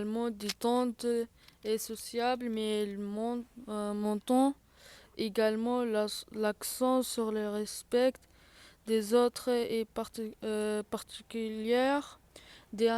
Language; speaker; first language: French; non-native, local second language; Arabic